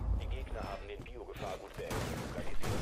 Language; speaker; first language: German; native; German